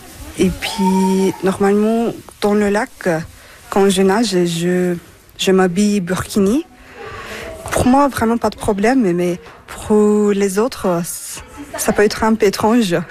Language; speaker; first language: French; non-native, fluent; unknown